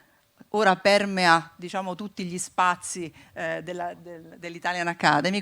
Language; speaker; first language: Italian; native; Italian